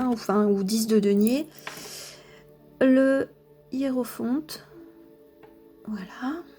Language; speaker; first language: French; native; French